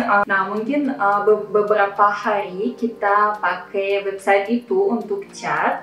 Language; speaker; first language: Indonesian; non-native, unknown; Russian